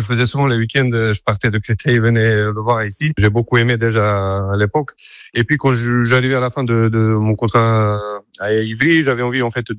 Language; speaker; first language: French; non-native, fluent; Croatian